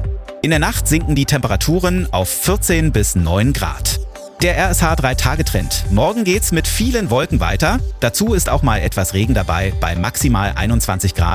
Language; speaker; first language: German; native; German